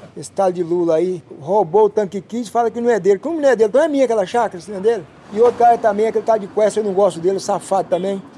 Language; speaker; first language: Portuguese; native; Portuguese